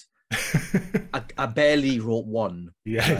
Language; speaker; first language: English; native; English